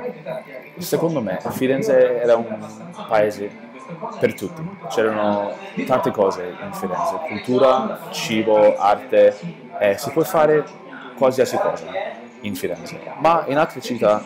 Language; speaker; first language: Italian; non-native, learner; English